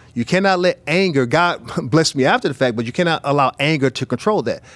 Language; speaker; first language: English; native; English